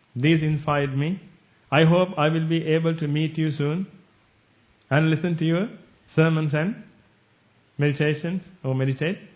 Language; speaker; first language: English; non-native, local second language; Sinhala